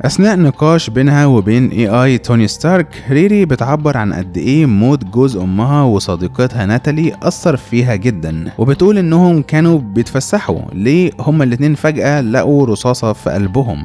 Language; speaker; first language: Arabic; native; Arabic